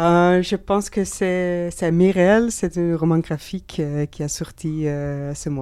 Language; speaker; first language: French; non-native, learner; Dutch